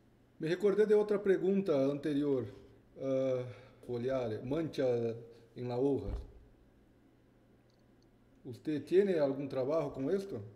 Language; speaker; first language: Spanish; non-native, learner; Portuguese